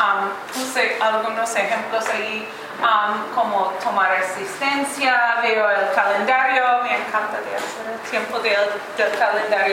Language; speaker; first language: Spanish; non-native, learner; English